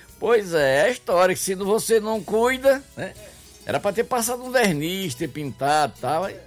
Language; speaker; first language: Portuguese; native; Portuguese